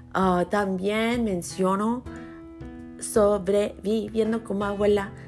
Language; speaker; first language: Spanish; early bilingual, other home language; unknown